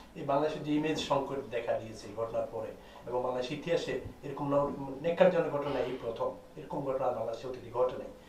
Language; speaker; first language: Bangla; native; Bangla